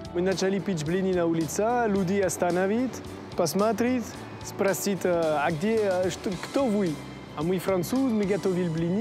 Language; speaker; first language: Russian; non-native, learner; French